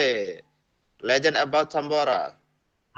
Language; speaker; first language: English; non-native, learner; Indonesian